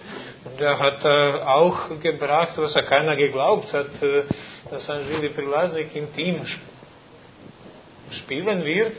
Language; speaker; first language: German; non-native, fluent; Croatian